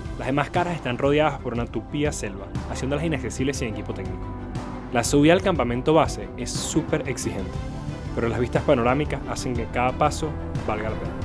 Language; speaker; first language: Spanish; native; Spanish